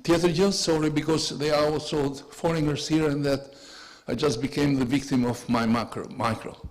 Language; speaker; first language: English; non-native, learner; Albanian